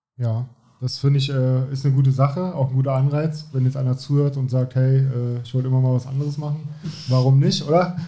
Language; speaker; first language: German; native; German